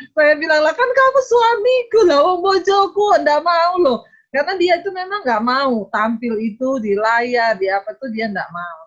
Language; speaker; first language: Indonesian; native; Indonesian